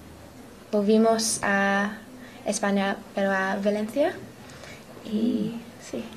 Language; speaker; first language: Spanish; non-native, learner; English